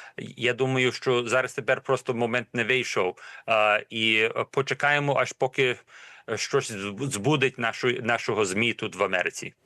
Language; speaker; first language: Ukrainian; early bilingual, heritage; Ukrainian